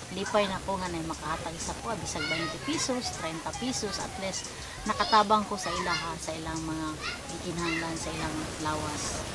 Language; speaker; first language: Cebuano; non-native, local second language; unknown